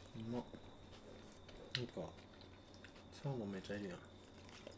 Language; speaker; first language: Japanese; native; Japanese